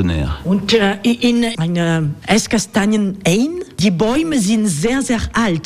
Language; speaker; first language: German; non-native, fluent; French